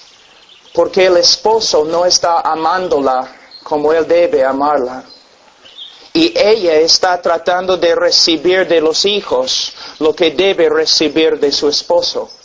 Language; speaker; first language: Spanish; non-native, fluent; English